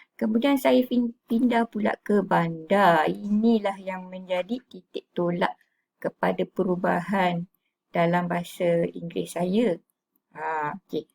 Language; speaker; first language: Malay; native; Malay